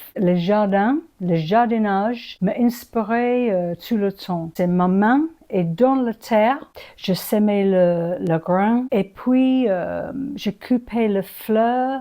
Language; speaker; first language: French; non-native, learner; English